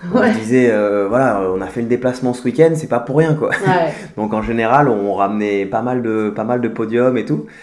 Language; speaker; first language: French; native; French